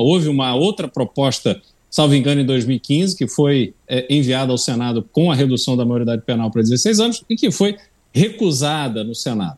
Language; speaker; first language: Portuguese; native; Portuguese